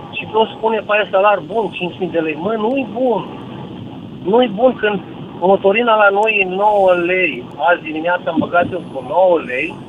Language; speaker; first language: Romanian; native; Romanian